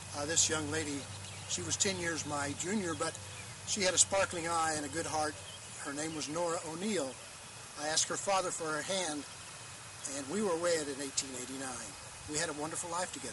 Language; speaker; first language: English; native; English